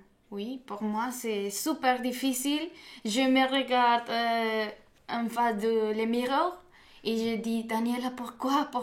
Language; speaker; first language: French; non-native, learner; Spanish